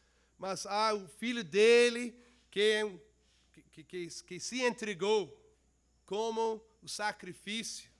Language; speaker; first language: Portuguese; non-native, fluent; English